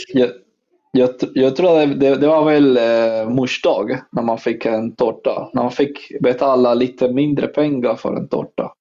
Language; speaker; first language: Swedish; non-native, fluent; Spanish